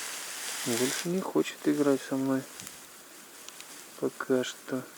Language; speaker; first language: Russian; native; Russian